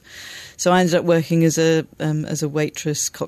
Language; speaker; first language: English; native; English